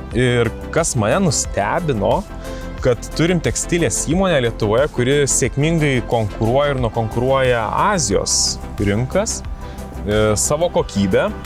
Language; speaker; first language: Lithuanian; native; Lithuanian